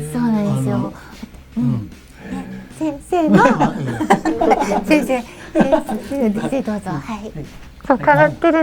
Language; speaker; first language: Japanese; native; Japanese